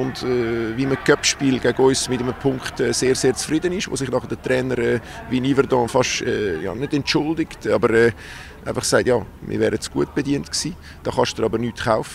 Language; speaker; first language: German; native; German